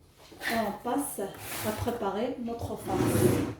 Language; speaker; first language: French; non-native, local second language; Arabic